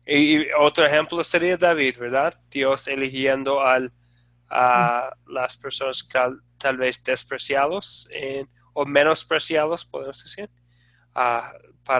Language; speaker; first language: Spanish; non-native, fluent; English